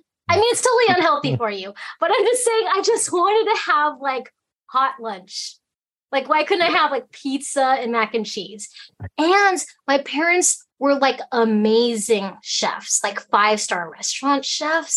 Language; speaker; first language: English; early bilingual, other home language; Cantonese